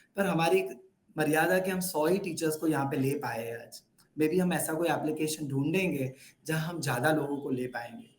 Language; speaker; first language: Hindi; non-native, local second language; Gujarati